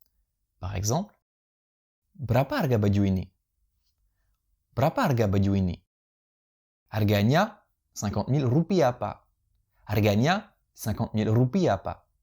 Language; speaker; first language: Indonesian; non-native, fluent; French